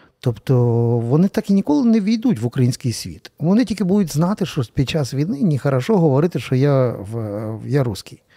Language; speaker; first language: Ukrainian; native; Ukrainian